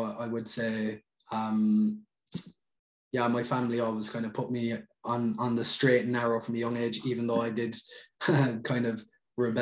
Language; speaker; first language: English; native; English